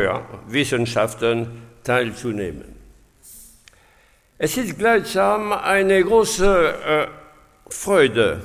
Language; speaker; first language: German; non-native, fluent; French